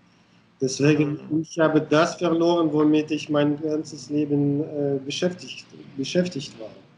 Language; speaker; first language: German; non-native, fluent; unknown